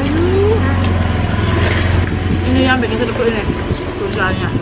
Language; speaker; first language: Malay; non-native, local second language; Javanese